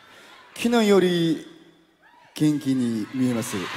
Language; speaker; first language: Japanese; non-native, fluent; Korean